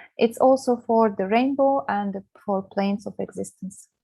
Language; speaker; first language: English; non-native, fluent; Russian